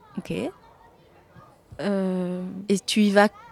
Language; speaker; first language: French; native; French